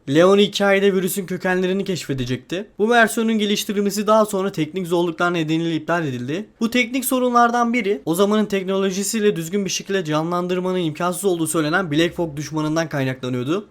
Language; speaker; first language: Turkish; native; Turkish